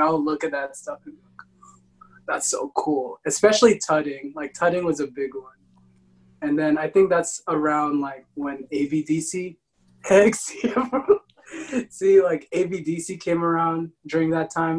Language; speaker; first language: English; non-native, local second language; Filipino